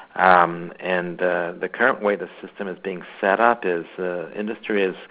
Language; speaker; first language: English; native; English